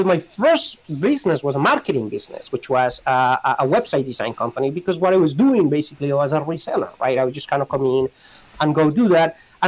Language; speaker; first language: English; non-native, fluent; Spanish